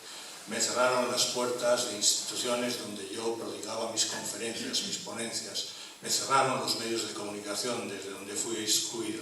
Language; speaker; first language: Spanish; native; Spanish